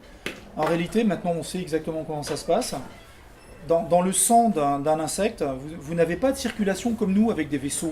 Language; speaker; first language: French; native; French